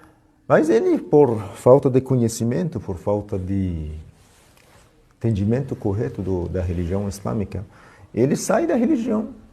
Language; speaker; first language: Portuguese; non-native, fluent; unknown